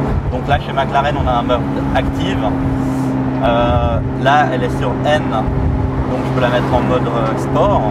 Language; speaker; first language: French; native; French